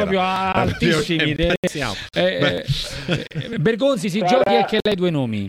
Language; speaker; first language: Italian; native; Italian